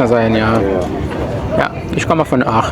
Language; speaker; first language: German; non-native, learner; Arabic